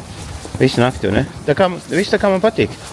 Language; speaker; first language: Latvian; native; Latvian